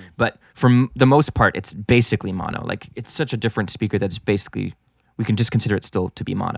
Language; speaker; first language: English; non-native, local second language; French